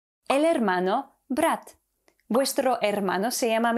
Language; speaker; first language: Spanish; non-native, fluent; Polish